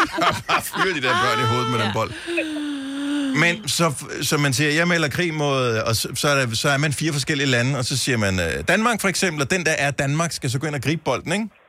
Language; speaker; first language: Danish; native; Danish